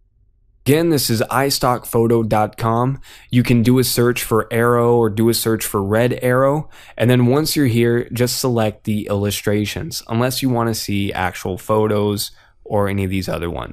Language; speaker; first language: English; native; English